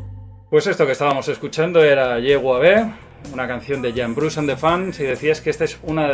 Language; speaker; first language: Spanish; native; Spanish